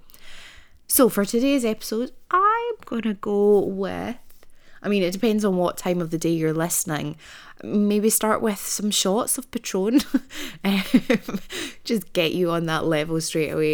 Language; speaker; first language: English; native; English